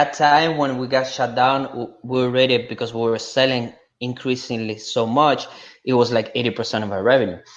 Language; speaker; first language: English; non-native, fluent; Russian